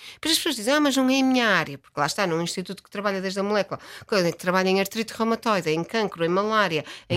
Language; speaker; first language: Portuguese; native; Portuguese